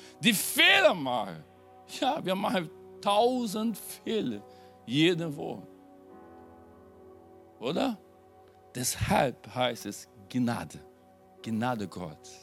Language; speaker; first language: German; non-native, fluent; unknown